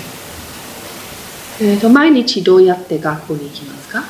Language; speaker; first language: Japanese; non-native, fluent; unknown